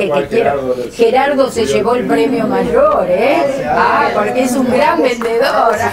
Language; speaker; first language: Spanish; native; Spanish